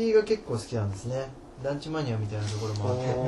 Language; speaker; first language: Japanese; native; Japanese